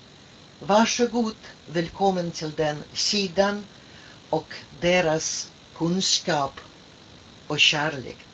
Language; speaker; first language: Swedish; non-native, fluent; Russian